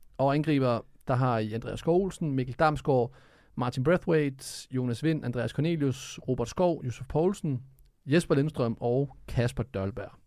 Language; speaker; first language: Danish; early bilingual, other home language; Serbian